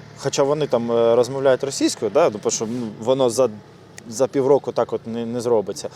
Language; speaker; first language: Ukrainian; non-native, local second language; Russian